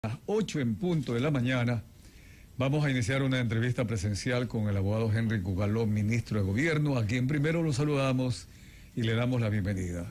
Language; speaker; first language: Spanish; native; Spanish